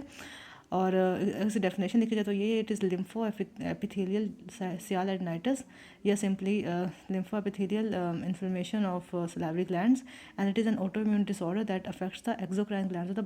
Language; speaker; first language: Hindi; native; Hindi